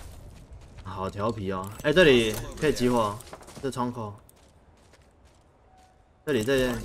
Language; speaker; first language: Chinese; native; Chinese